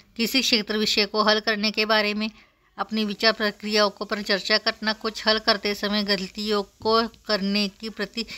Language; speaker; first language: Hindi; non-native, local second language; Marathi